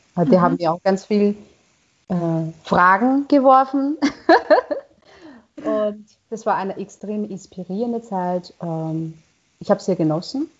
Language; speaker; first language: German; non-native, fluent; Chinese